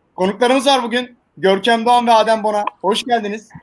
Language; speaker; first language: Turkish; native; Turkish